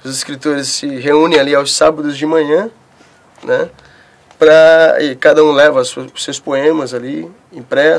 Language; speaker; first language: Portuguese; native; Portuguese